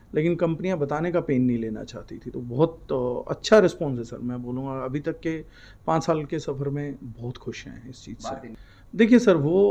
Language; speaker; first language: Hindi; native; Hindi